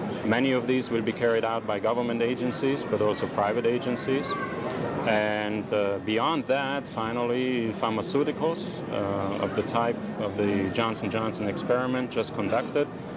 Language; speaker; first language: English; non-native, fluent; German